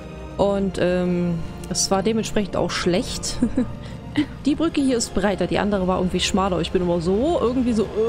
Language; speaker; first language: German; native; German